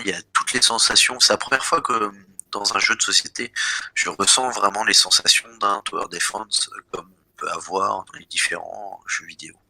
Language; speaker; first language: French; native; French